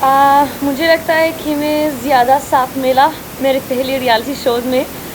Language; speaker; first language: Hindi; non-native, learner; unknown